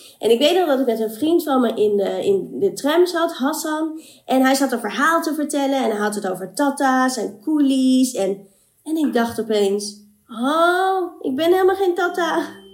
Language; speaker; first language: Dutch; native; Dutch